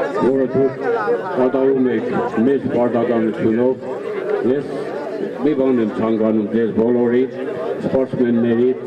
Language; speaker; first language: Armenian; native; Armenian